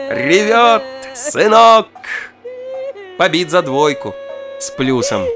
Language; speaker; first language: Russian; native; Russian